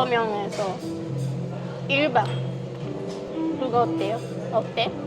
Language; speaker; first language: Korean; non-native, fluent; Japanese